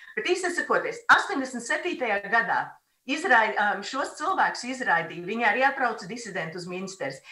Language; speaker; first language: Latvian; native; Latvian